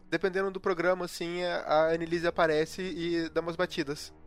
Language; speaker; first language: Portuguese; native; Portuguese